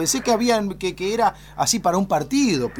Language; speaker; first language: Spanish; native; Spanish